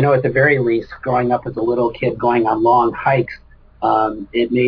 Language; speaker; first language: English; native; English